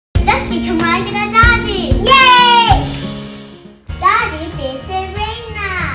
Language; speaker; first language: Welsh; non-native, local second language; English